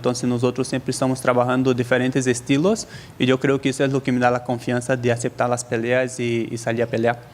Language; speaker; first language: Spanish; native; Spanish